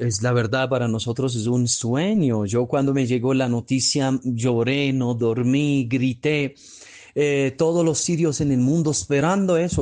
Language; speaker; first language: Spanish; non-native, fluent; Arabic